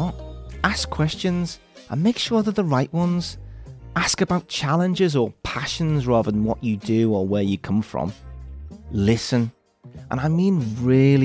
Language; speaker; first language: English; native; English